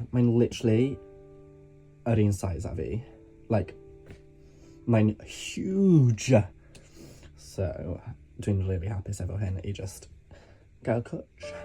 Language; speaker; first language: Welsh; non-native, local second language; English